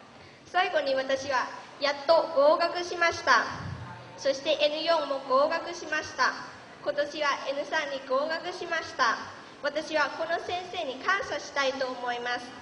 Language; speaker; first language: Japanese; early bilingual, other home language; Lao